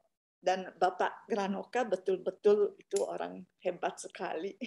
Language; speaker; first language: Indonesian; non-native, fluent; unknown